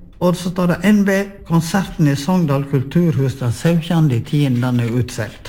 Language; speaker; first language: Norwegian; native; Norwegian